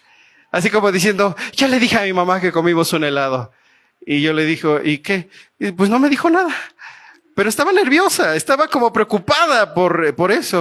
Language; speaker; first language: Spanish; native; Spanish